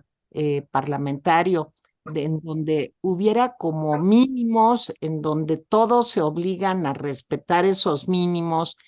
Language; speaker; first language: Spanish; native; Spanish